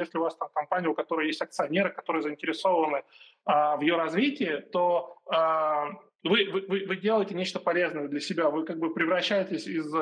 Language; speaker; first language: Russian; native; Russian